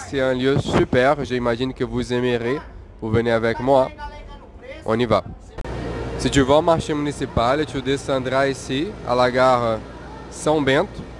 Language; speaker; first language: French; non-native, fluent; Portuguese